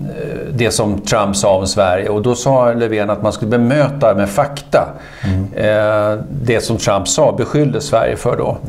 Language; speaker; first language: Swedish; native; Swedish